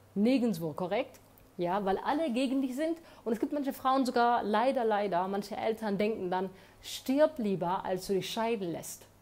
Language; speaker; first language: German; early bilingual, other home language; Somali